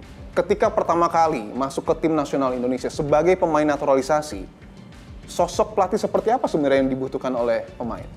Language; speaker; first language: Indonesian; native; Indonesian